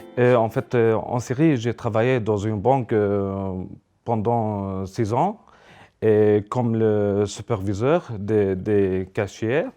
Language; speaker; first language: French; non-native, learner; Arabic